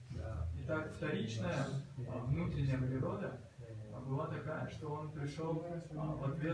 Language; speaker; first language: Russian; native; Russian